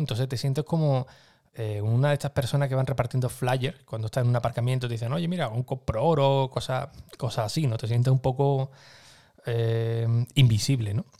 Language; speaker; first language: Spanish; native; Spanish